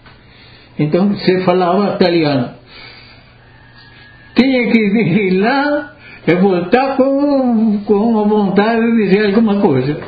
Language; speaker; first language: Portuguese; non-native, local second language; Italian